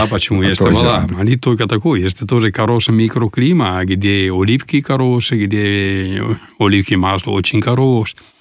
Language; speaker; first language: Russian; non-native, learner; Italian